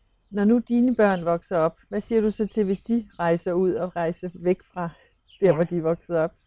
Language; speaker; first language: Danish; native; Danish